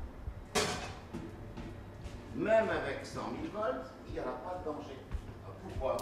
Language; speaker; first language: French; native; French